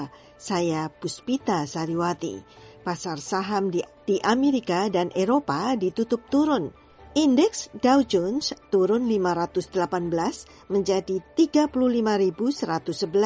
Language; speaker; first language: Indonesian; native; Indonesian